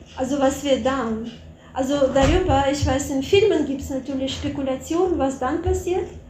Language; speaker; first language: German; non-native, fluent; Russian